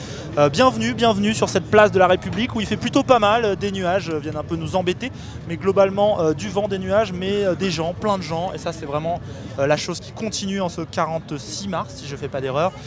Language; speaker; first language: French; native; French